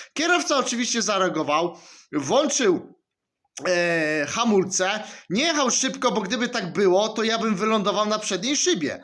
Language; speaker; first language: Polish; native; Polish